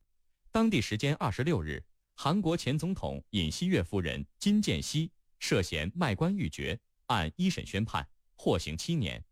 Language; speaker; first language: Chinese; native; Chinese